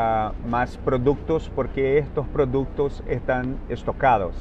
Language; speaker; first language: Spanish; non-native, fluent; Portuguese